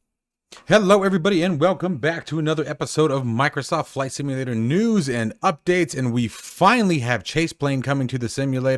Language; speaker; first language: English; native; English